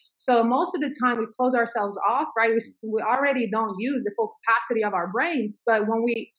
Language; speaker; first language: English; early bilingual, other home language; Swedish